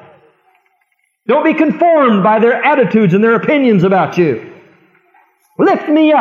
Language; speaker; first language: English; native; English